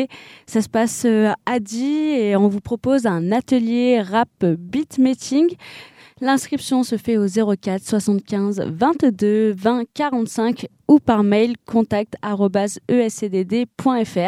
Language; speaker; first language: French; native; French